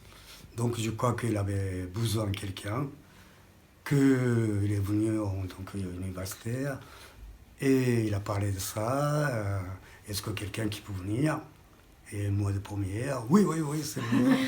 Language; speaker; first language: French; non-native, learner; Japanese